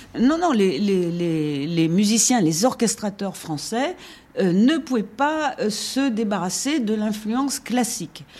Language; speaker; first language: French; native; French